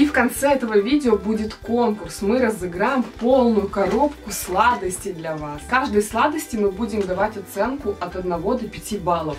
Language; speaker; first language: Russian; native; Russian